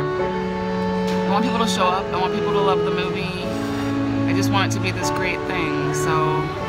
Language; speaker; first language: English; native; English